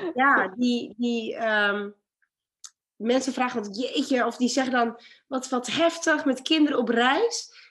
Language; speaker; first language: Dutch; native; Dutch